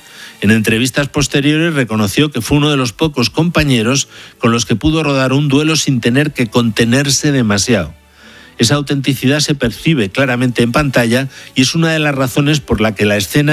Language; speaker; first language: Spanish; native; Spanish